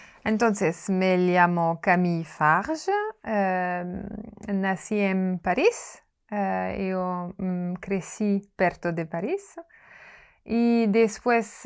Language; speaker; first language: Spanish; non-native, learner; French